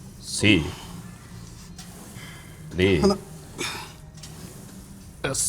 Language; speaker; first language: Korean; native; Korean